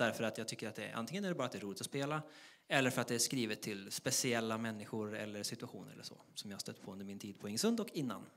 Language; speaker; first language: Swedish; native; Swedish